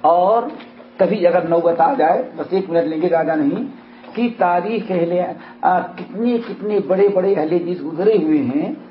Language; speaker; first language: Urdu; native; Urdu